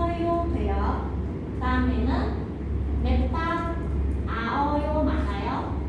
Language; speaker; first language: Korean; non-native, fluent; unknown